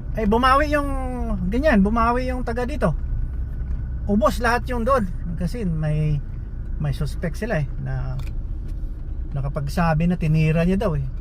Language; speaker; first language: Filipino; non-native, local second language; Hiligaynon